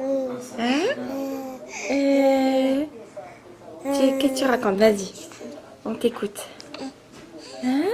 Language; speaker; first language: French; native; French